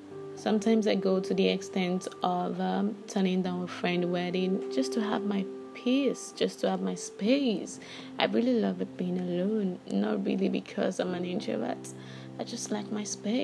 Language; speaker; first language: English; non-native, local second language; Yoruba